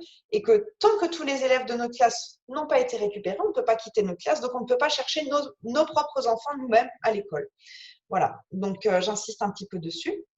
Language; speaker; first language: French; native; French